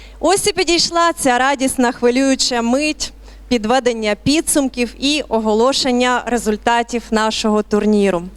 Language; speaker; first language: Ukrainian; native; Ukrainian